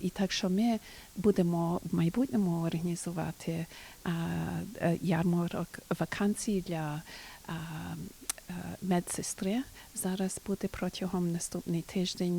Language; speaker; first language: Ukrainian; early bilingual, heritage; Ukrainian